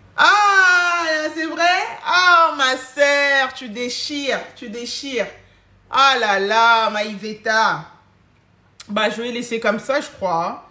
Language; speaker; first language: French; early bilingual, other home language; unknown